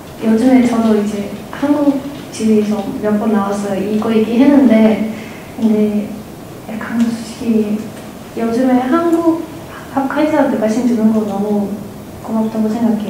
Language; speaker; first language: Korean; non-native, fluent; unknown